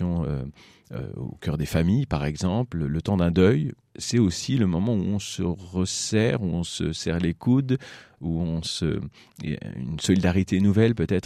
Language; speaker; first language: French; native; French